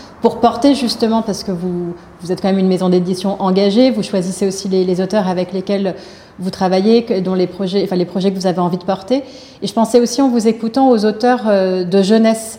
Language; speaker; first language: French; native; French